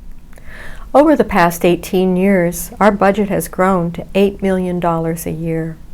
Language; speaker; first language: English; native; English